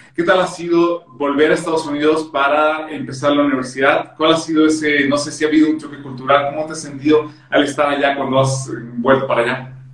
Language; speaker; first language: Spanish; native; Spanish